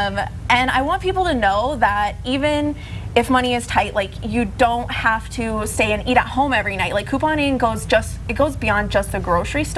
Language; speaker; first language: English; native; English